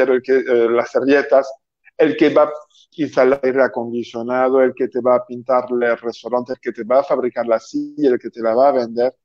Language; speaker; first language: Spanish; non-native, fluent; French